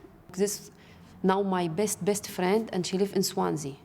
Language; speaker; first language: English; non-native, learner; Arabic